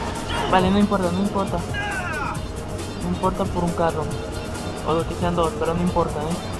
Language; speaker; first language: Spanish; native; Spanish